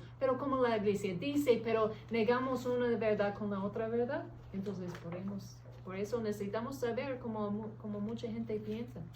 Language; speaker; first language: Spanish; early bilingual, heritage; English